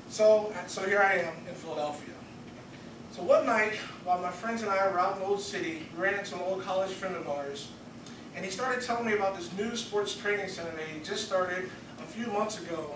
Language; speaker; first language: English; native; English